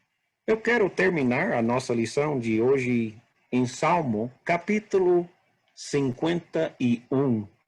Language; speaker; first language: Portuguese; non-native, fluent; English